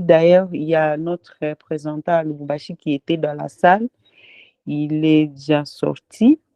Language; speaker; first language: French; non-native, local second language; Swahili